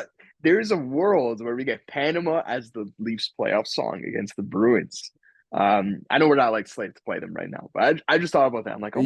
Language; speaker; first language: English; native; English